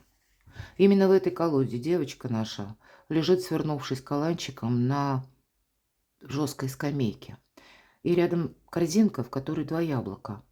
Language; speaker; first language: Russian; native; Russian